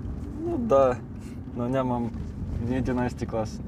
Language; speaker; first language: Bulgarian; non-native, learner; Russian